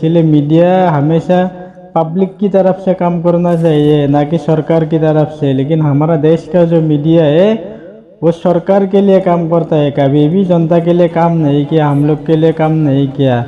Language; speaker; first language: Hindi; non-native, local second language; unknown